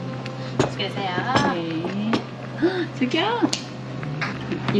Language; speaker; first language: Korean; non-native, fluent; Uzbek